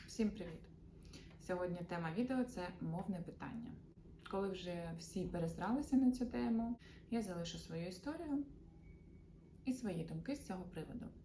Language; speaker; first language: Ukrainian; non-native, local second language; Russian